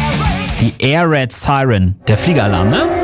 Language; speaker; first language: German; native; German